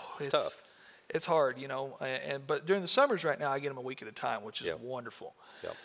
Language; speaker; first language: English; native; English